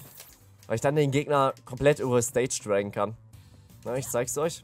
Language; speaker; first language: German; native; German